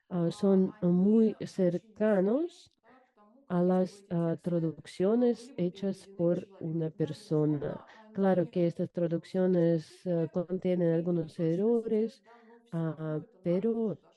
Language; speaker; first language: Spanish; non-native, fluent; Russian